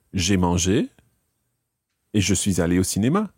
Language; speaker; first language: French; non-native, fluent; English